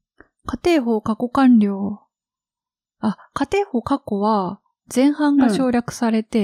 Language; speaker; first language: Japanese; native; Japanese